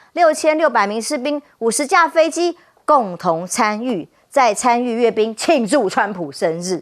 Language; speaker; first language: Chinese; native; Chinese